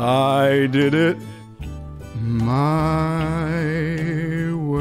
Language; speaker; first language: English; native; English